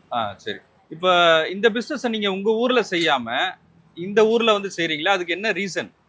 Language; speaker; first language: Tamil; native; Tamil